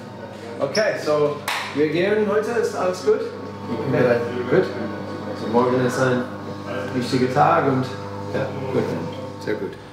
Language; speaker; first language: German; non-native, learner; English